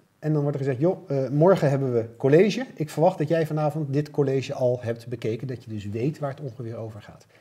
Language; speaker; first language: Dutch; native; Dutch